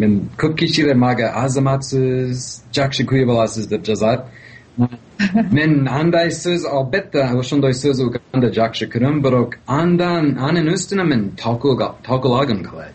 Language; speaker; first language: Kyrgyz; non-native, fluent; English